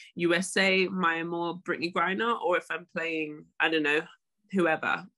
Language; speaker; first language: English; native; English